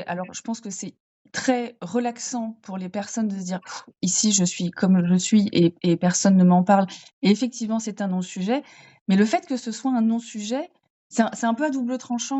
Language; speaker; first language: French; native; French